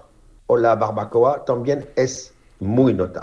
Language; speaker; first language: Spanish; non-native, fluent; French